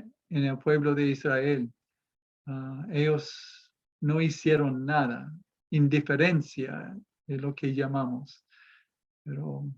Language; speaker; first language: Spanish; non-native, fluent; English